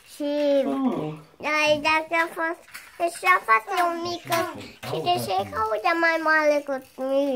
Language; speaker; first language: Romanian; early bilingual, heritage; Romanian